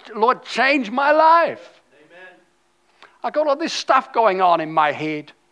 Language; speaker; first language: English; non-native, fluent; German